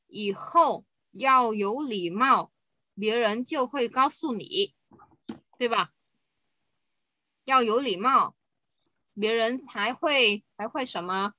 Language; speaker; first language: Chinese; non-native, fluent; Vietnamese